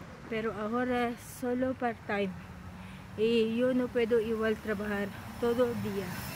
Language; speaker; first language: Spanish; non-native, learner; Filipino